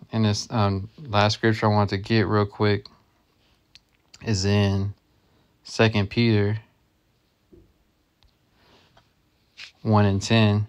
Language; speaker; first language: English; native; English